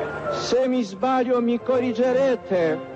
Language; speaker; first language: Italian; non-native, fluent; Polish